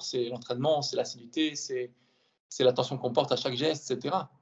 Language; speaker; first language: French; native; French